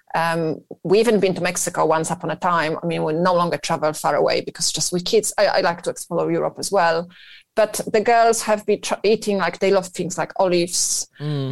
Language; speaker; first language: English; non-native, fluent; Polish